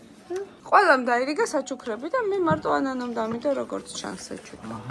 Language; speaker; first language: Georgian; native; Georgian